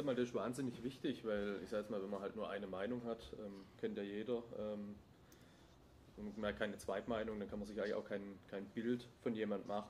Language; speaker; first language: German; native; German